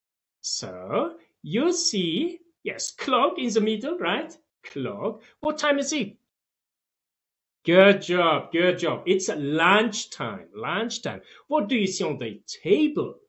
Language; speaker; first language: English; non-native, fluent; Tajik